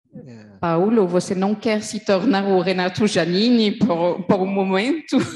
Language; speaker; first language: Portuguese; non-native, fluent; French